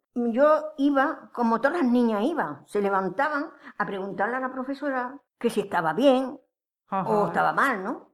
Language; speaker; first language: Spanish; native; Spanish